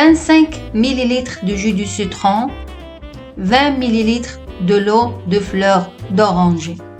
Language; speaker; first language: French; non-native, fluent; Italian